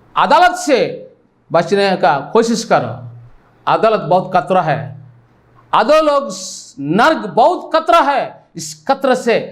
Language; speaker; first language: Hindi; non-native, local second language; Telugu